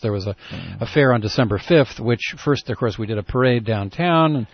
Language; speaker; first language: English; native; English